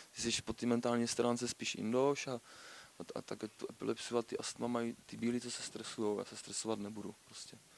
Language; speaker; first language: Czech; native; Czech